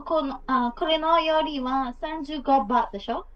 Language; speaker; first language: Japanese; non-native, learner; Burmese